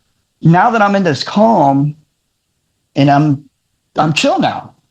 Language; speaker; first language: English; native; English